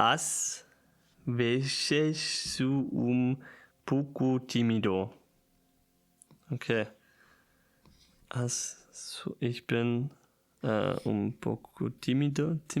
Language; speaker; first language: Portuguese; non-native, learner; German